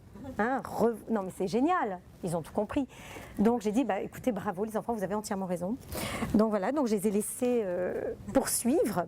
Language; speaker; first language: French; native; French